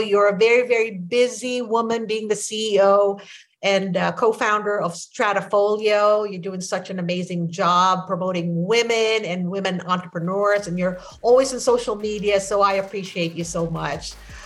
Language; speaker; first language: English; non-native, local second language; Filipino